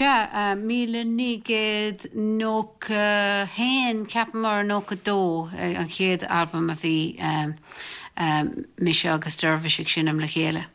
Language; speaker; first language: Irish; non-native, local second language; English